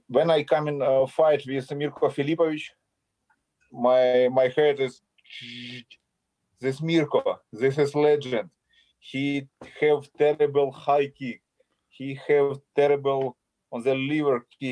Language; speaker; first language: English; non-native, learner; Ukrainian